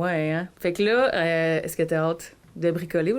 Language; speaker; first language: French; native; French